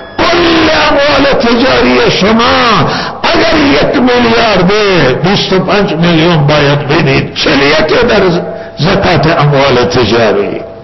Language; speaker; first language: Persian; non-native, local second language; Baluchi